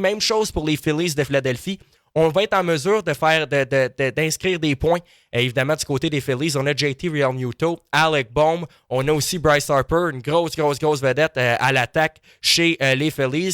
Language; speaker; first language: French; native; French